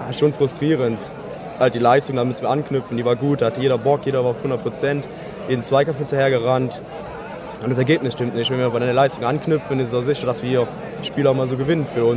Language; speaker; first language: German; native; German